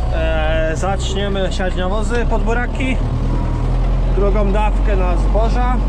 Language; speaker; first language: Polish; native; Polish